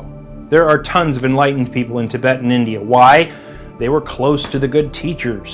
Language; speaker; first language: English; native; English